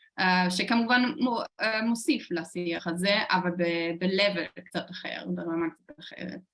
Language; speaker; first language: Hebrew; non-native, fluent; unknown